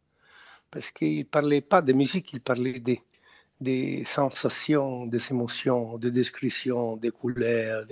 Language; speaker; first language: French; non-native, fluent; Italian